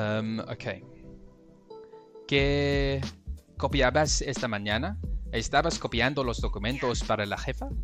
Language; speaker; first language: Spanish; non-native, learner; English